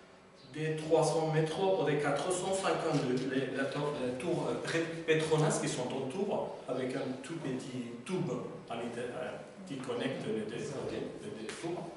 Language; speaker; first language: French; non-native, learner; Spanish